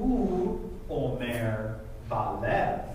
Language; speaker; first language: Hebrew; non-native, fluent; English